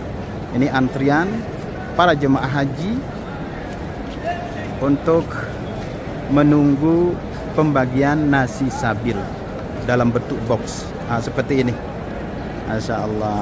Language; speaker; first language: Indonesian; native; Indonesian